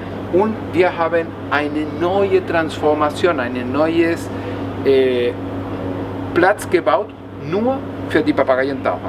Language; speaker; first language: German; non-native, learner; Spanish